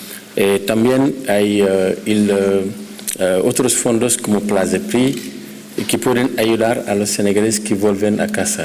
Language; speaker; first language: Spanish; non-native, fluent; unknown